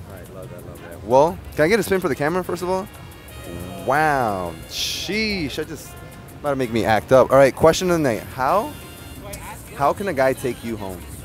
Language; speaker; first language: English; early bilingual, other home language; Spanish